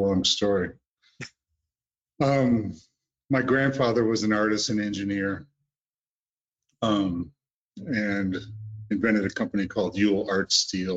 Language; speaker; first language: English; native; English